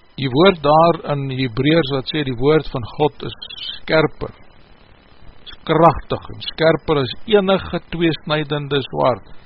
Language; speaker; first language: Afrikaans; native; Afrikaans